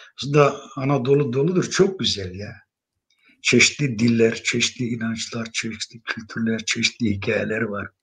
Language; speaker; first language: Turkish; non-native, local second language; Zaza